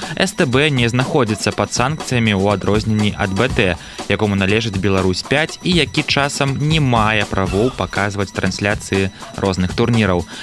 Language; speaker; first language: Belarusian; native; Belarusian